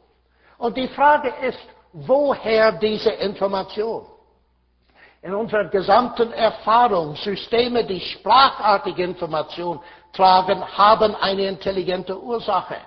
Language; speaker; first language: German; non-native, fluent; English